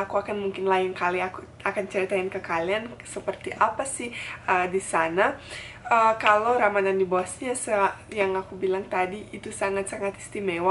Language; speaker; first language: Indonesian; non-native, fluent; Bosnian